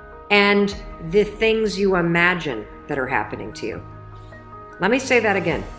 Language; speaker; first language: English; native; English